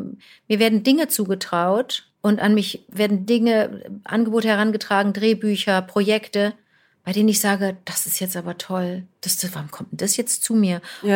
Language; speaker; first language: German; native; German